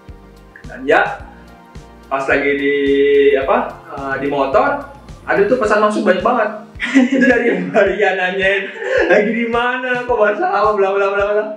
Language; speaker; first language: Indonesian; native; Indonesian